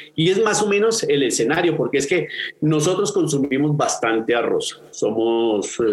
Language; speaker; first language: Spanish; native; Spanish